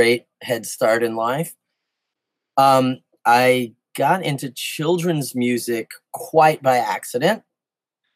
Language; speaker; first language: English; native; English